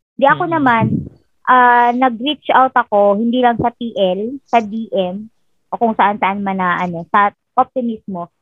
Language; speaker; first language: Filipino; non-native, local second language; Bikol